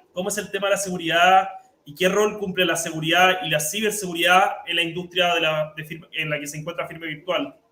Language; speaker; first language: Spanish; native; Spanish